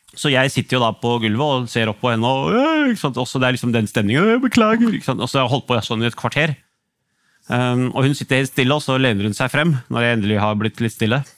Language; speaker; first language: Norwegian; early bilingual, other home language; Urdu